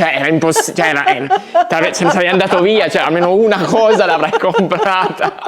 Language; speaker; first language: Italian; native; Italian